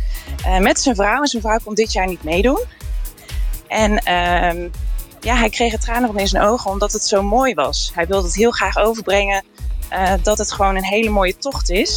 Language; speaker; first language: Dutch; native; Dutch